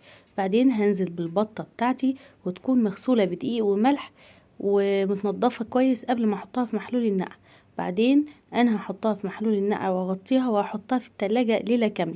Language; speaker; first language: Arabic; native; Arabic